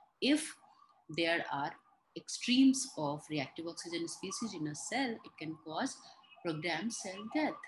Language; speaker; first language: English; non-native, local second language; Hindi